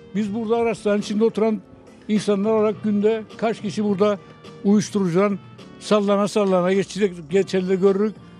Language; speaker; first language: Turkish; native; Turkish